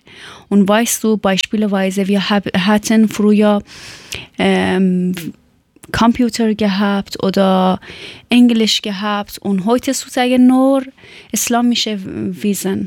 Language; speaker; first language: German; non-native, learner; Persian